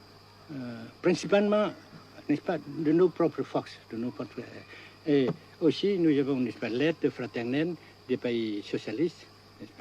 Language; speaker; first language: French; non-native, local second language; Vietnamese